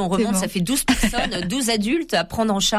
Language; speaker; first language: French; native; French